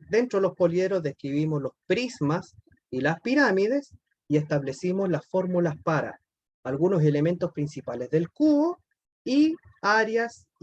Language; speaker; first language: Spanish; native; Spanish